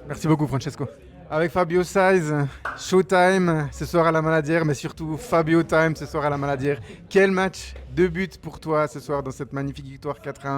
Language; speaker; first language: French; native; French